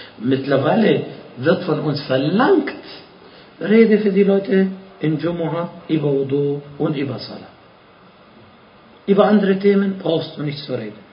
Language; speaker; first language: German; non-native, fluent; Arabic